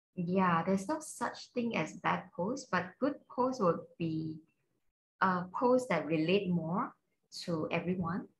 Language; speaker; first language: English; non-native, local second language; Cantonese